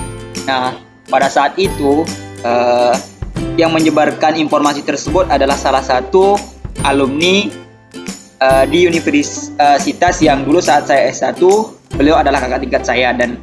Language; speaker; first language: Indonesian; native; Indonesian